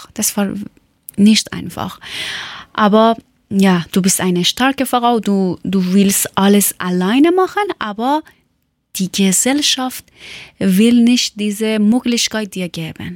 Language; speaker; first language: German; non-native, learner; Persian